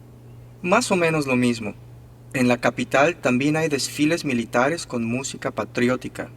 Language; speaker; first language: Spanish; non-native, fluent; English